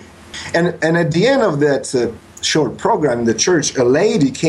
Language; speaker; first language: English; non-native, fluent; Polish